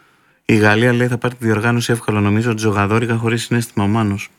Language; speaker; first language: Greek; native; Greek